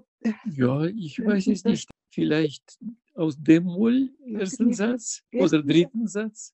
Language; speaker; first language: German; non-native, fluent; Russian